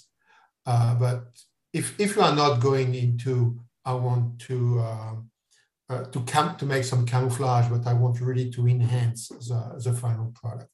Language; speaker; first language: English; non-native, fluent; French